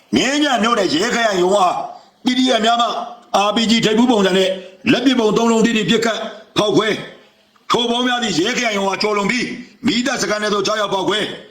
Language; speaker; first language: Burmese; native; Burmese